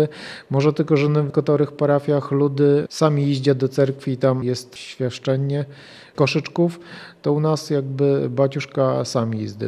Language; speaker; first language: Polish; non-native, local second language; Ukrainian